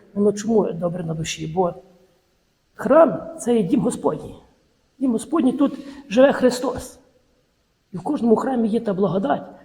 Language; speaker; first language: Ukrainian; native; Ukrainian